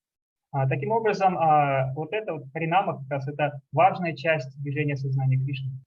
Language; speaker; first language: Russian; native; Russian